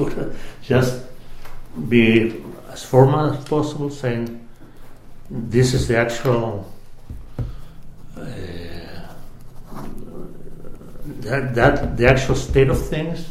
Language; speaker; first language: English; non-native, fluent; Spanish